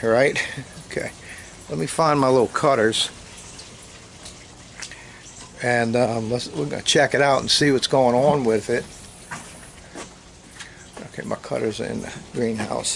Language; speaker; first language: English; native; English